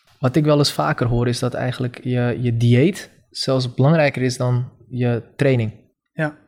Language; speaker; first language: Dutch; early bilingual, other home language; Turkish